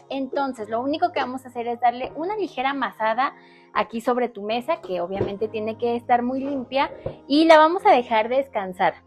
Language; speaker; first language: Spanish; native; Spanish